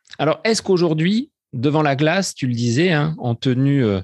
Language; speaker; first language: French; native; French